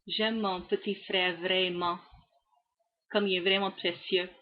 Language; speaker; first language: French; non-native, learner; English